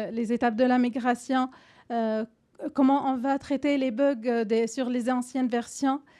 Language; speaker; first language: French; non-native, fluent; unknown